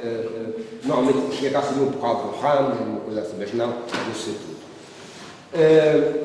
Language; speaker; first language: Portuguese; native; Portuguese